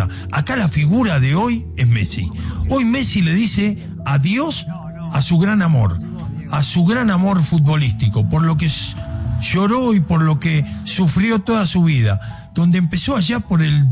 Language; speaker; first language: Spanish; native; Spanish